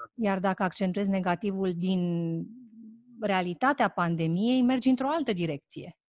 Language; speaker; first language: Romanian; native; Romanian